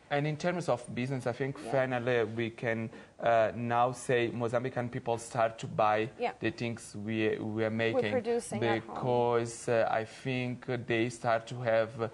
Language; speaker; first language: English; non-native, fluent; Portuguese